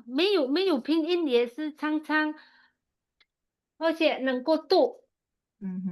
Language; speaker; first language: Chinese; non-native, learner; Indonesian